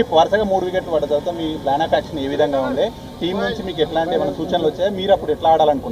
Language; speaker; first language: Telugu; native; Telugu